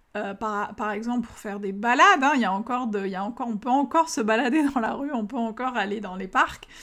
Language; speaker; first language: French; native; French